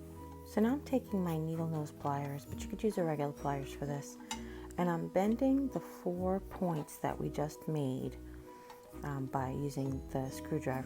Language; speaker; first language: English; native; English